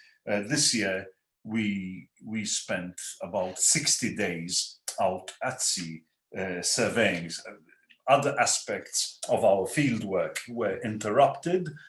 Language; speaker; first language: English; non-native, local second language; Maltese